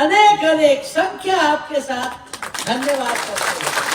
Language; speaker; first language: Hindi; non-native, local second language; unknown